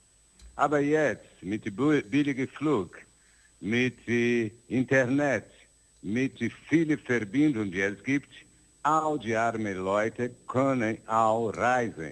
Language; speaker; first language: German; non-native, learner; Portuguese